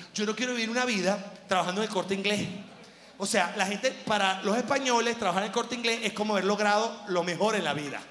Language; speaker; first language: Spanish; native; Spanish